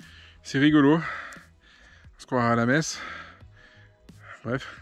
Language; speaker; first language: French; native; French